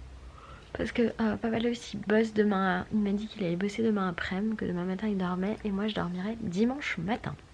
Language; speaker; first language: French; native; French